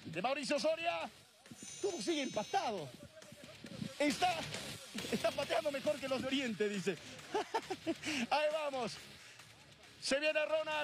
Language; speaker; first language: Spanish; native; Spanish